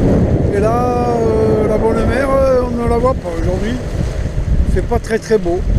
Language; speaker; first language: French; native; French